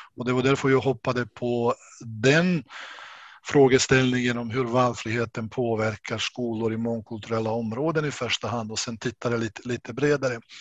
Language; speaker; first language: Swedish; non-native, fluent; Bosnian